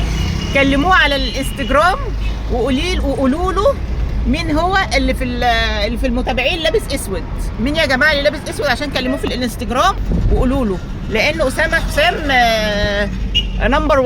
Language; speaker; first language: Arabic; native; Arabic